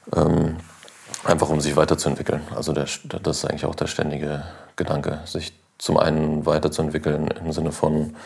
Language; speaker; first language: German; native; German